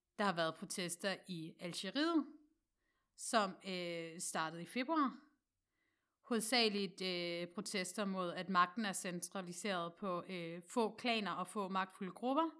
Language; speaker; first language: Danish; native; Danish